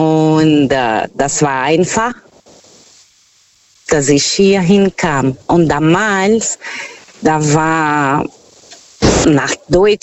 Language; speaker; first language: German; non-native, fluent; Portuguese